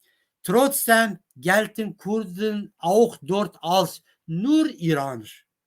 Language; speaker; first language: German; non-native, fluent; Kurdish